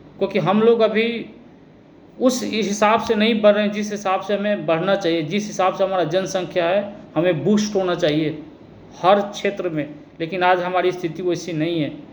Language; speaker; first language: Hindi; native; Hindi